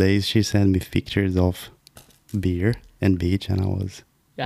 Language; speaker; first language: English; non-native, fluent; Portuguese